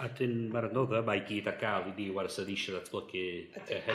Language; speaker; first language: Welsh; native; Welsh